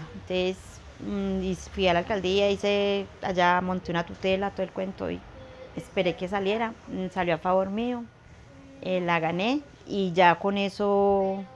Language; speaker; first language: Spanish; native; Spanish